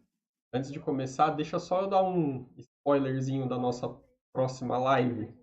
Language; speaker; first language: Portuguese; native; Portuguese